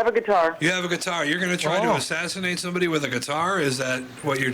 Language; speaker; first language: English; native; English